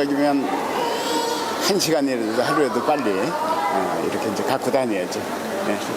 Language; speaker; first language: Korean; native; Korean